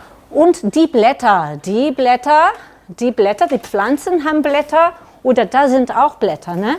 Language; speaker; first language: German; non-native, learner; Catalan